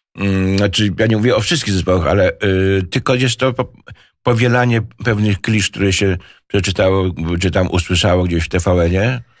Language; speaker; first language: Polish; native; Polish